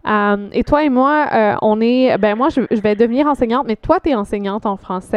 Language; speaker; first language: French; native; French